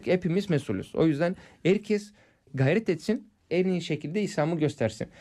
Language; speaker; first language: Turkish; non-native, fluent; English